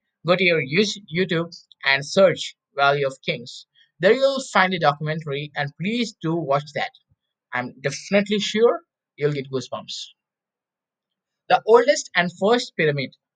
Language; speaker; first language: English; non-native, local second language; Telugu